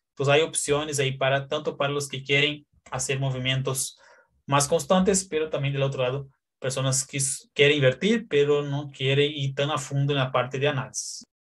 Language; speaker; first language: Spanish; non-native, fluent; Portuguese